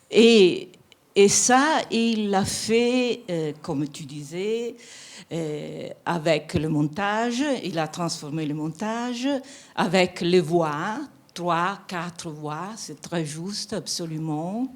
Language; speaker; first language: French; non-native, fluent; Italian